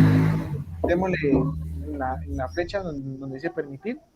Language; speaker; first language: Spanish; native; Spanish